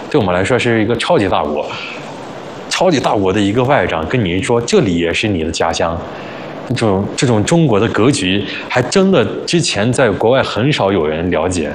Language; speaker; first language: Chinese; early bilingual, other home language; Arabic